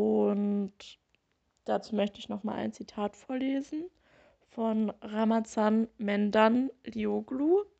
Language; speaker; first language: German; native; German